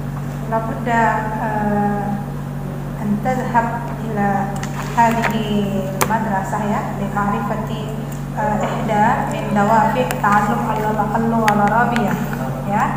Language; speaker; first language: Arabic; non-native, fluent; Indonesian